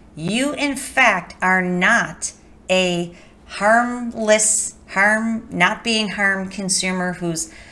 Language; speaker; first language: English; native; English